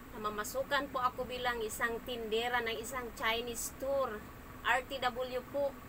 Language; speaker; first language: Filipino; non-native, local second language; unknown